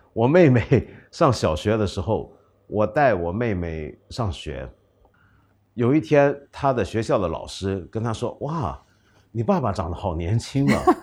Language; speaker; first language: Chinese; non-native, local second language; Cantonese